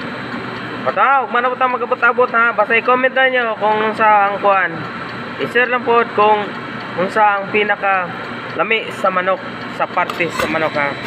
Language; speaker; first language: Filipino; non-native, local second language; Cebuano